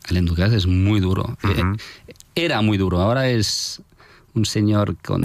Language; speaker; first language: Spanish; non-native, fluent; French